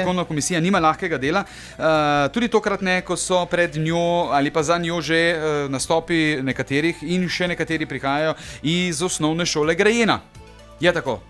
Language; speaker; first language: Slovenian; native; Slovenian